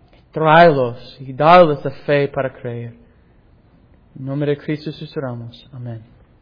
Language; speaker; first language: Spanish; non-native, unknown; English